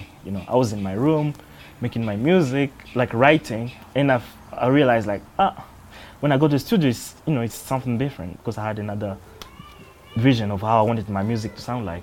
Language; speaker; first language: English; non-native, learner; French